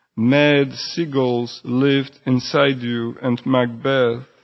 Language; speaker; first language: English; non-native, fluent; Polish